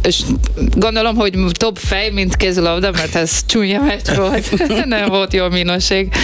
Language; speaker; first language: Hungarian; non-native, learner; Portuguese